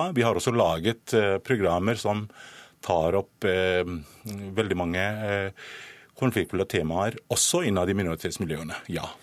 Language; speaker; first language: Norwegian; non-native, fluent; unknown